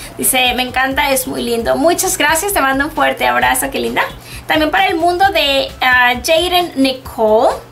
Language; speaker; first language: Spanish; early bilingual, heritage; Spanish